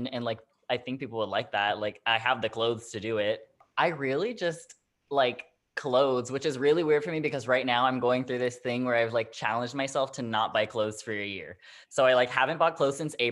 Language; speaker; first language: English; native; English